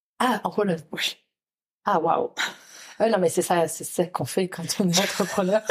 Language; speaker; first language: French; native; French